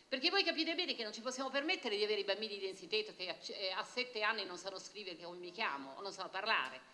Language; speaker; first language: Italian; native; Italian